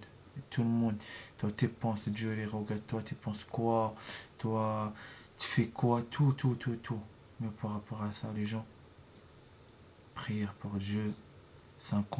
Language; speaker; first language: French; non-native, learner; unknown